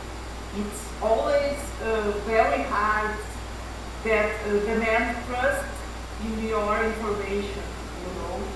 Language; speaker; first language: English; non-native, fluent; Portuguese